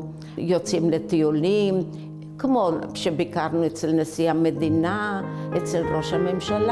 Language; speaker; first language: Hebrew; early bilingual, other home language; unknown